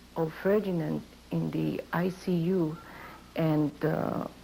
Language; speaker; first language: English; non-native, local second language; Filipino